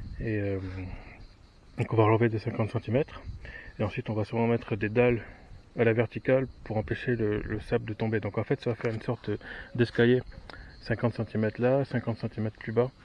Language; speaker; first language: French; native; French